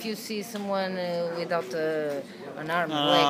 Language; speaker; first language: English; non-native, learner; Portuguese